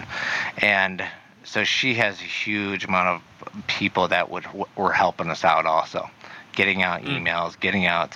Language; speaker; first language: English; native; English